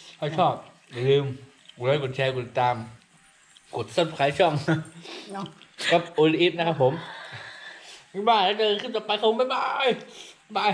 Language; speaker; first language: Thai; native; Thai